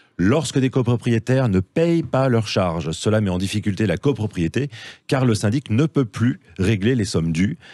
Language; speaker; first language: French; native; French